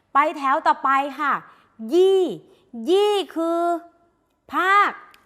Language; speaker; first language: Thai; native; Thai